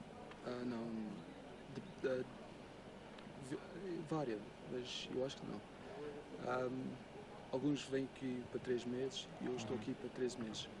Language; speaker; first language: Portuguese; early bilingual, heritage; Portuguese